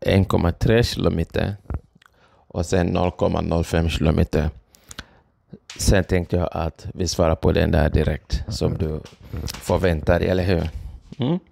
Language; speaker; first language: Swedish; non-native, fluent; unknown